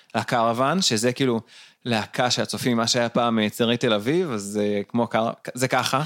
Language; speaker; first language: Hebrew; native; Hebrew